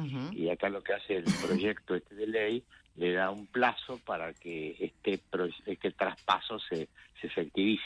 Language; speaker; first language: Spanish; native; Spanish